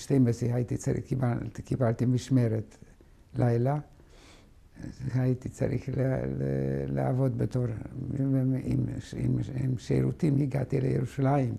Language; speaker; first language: Hebrew; non-native, fluent; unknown